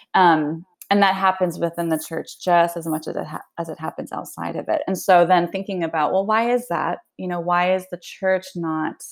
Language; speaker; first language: English; early bilingual, other home language; Swedish